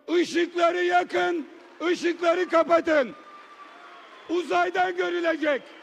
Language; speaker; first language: Turkish; native; Turkish